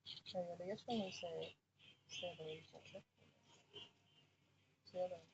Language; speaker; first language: Chinese; native; Chinese